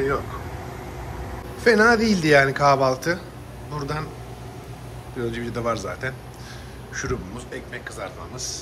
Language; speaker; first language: Turkish; native; Turkish